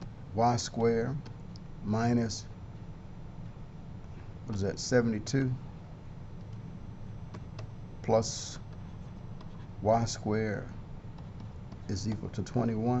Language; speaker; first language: English; native; English